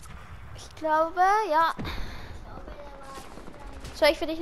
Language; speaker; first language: German; native; German